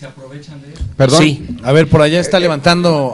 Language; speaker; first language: Spanish; native; Spanish